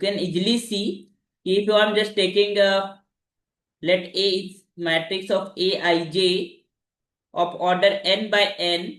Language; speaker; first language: English; non-native, local second language; Hindi